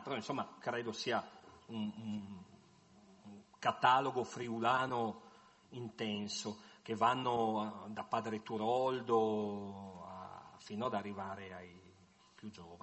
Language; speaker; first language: Italian; native; Italian